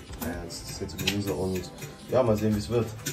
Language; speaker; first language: German; native; German